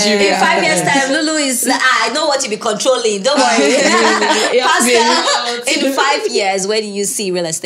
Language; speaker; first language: English; native; English